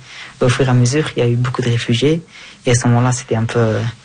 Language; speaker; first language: French; early bilingual, other home language; Persian